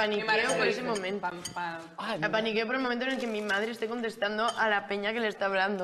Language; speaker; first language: Spanish; native; Spanish